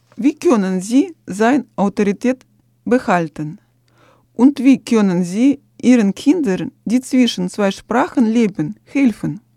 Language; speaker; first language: German; non-native, fluent; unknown